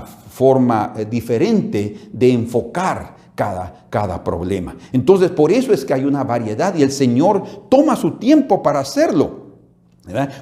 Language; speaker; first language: Spanish; native; Spanish